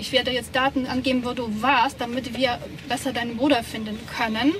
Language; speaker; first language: German; non-native, fluent; Polish